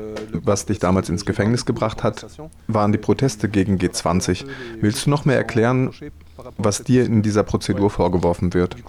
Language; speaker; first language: German; native; German